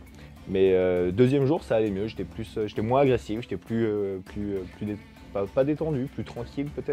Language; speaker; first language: French; native; French